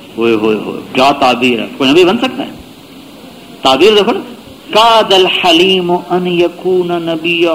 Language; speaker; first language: Urdu; non-native, local second language; Punjabi